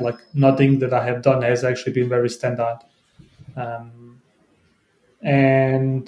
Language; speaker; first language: English; non-native, fluent; Bosnian